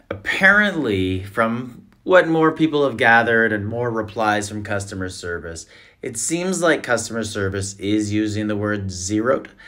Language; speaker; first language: English; native; English